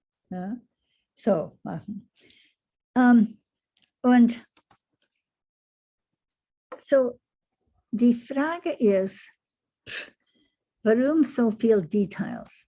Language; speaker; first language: German; non-native, learner; English